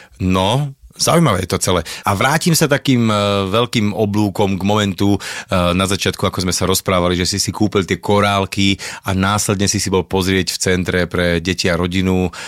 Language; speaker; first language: Slovak; native; Slovak